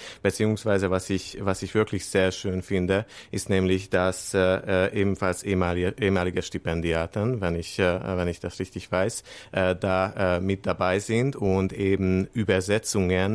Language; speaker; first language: German; non-native, fluent; Hungarian